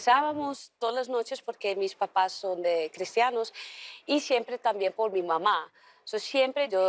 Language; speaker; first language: Spanish; non-native, learner; Dutch